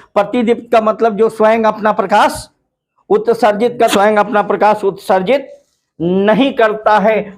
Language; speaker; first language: Hindi; native; Hindi